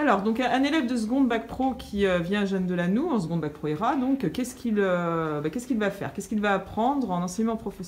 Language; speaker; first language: French; native; French